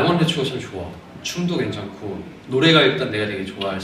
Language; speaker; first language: Korean; native; Korean